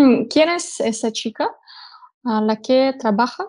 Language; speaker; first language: Spanish; non-native, learner; Russian